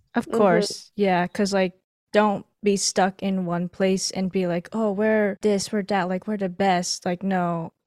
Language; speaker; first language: English; early bilingual, other home language; Filipino